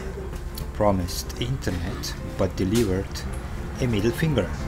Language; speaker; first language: English; non-native, fluent; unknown